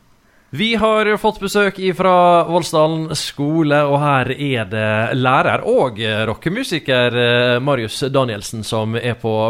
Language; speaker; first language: Norwegian; native; Norwegian